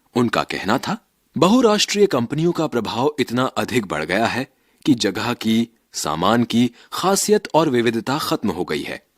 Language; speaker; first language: Hindi; native; Hindi